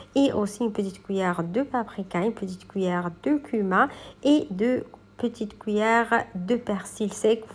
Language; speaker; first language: French; non-native, local second language; Arabic